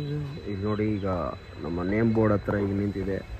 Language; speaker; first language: Kannada; native; Kannada